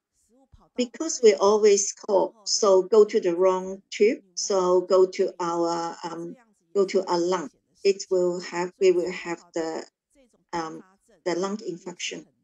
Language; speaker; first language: English; non-native, learner; Chinese